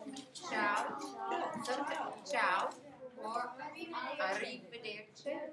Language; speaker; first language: Italian; non-native, learner; English